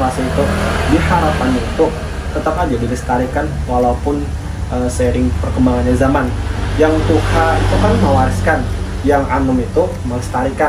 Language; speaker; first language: Indonesian; non-native, local second language; Banjar